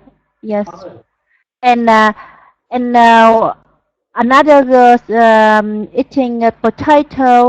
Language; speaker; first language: English; non-native, learner; Vietnamese